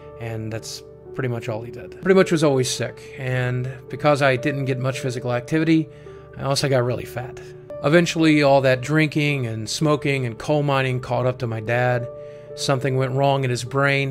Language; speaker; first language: English; native; English